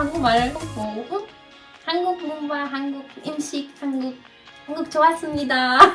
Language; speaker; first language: Korean; non-native, fluent; Persian